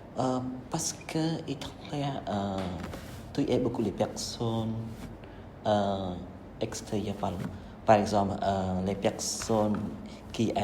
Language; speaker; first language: French; non-native, learner; Khmer